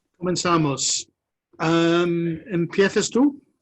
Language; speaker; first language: Spanish; non-native, fluent; English